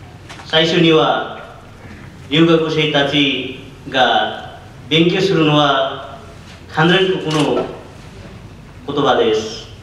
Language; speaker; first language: Japanese; non-native, learner; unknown